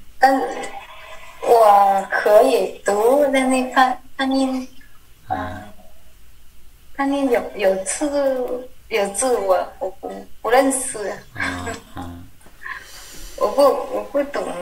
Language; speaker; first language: Chinese; non-native, learner; Vietnamese